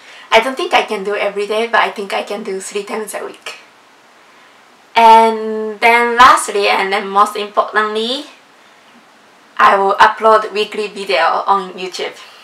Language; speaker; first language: English; non-native, fluent; Japanese